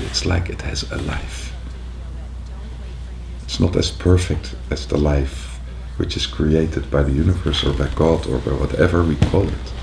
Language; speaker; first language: English; non-native, fluent; Dutch